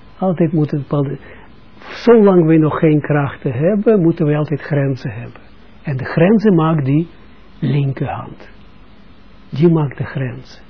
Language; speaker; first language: Dutch; non-native, fluent; Russian